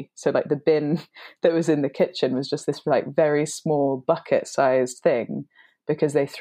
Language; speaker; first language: English; native; English